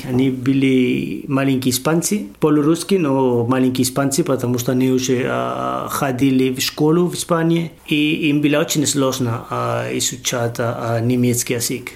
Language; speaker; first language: Russian; non-native, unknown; Spanish